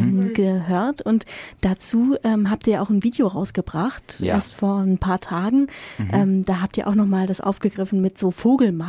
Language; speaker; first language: German; native; German